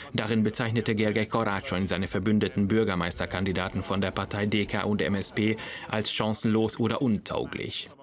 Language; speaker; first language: German; non-native, fluent; Hungarian